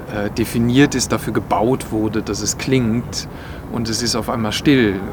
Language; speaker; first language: German; native; German